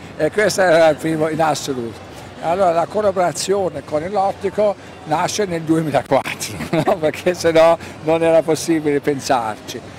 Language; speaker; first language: Italian; non-native, fluent; German